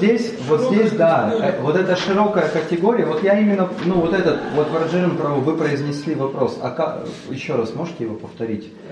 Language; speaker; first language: Russian; native; Russian